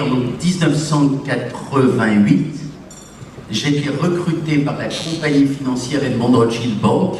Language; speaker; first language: French; native; French